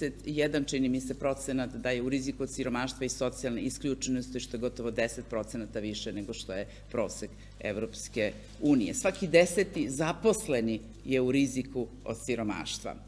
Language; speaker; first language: Serbian; native; Serbian